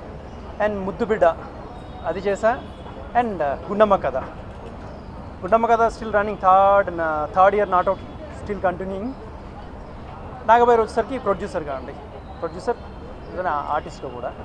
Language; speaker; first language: Telugu; native; Telugu